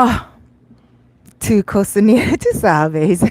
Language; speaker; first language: Spanish; non-native, learner; English